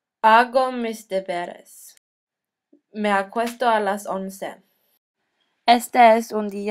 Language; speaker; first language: Spanish; non-native, learner; Norwegian